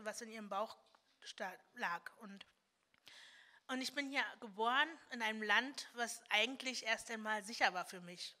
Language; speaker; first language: German; early bilingual, other home language; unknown